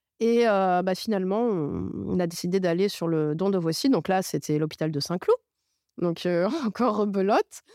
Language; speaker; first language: French; non-native, local second language; Arabic